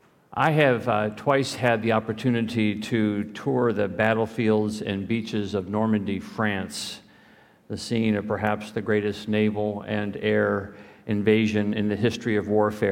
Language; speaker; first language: English; native; English